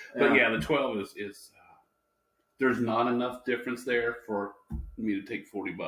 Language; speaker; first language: English; native; English